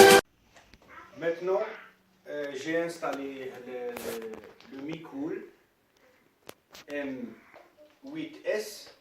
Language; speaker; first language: French; non-native, local second language; Arabic